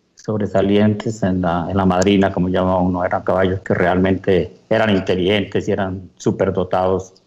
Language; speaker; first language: Spanish; native; Spanish